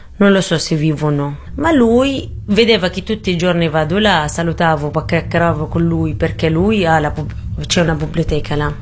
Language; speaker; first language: Italian; non-native, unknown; Arabic